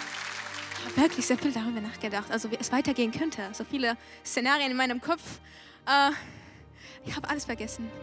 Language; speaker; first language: German; non-native, fluent; Georgian